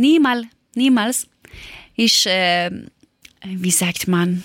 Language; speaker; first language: German; non-native, learner; Persian